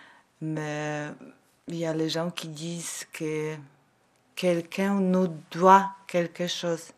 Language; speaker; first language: French; non-native, learner; Ukrainian